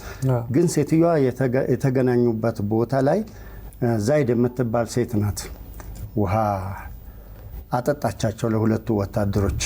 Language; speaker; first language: Amharic; native; Amharic